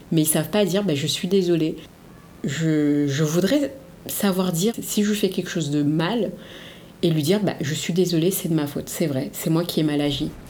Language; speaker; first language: French; early bilingual, other home language; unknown